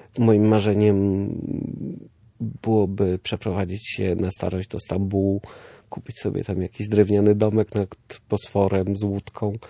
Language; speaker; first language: Polish; early bilingual, heritage; Polish